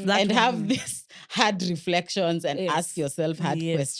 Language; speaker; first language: English; non-native, local second language; Swahili